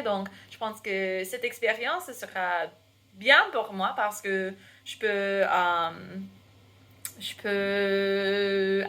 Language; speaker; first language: French; non-native, fluent; English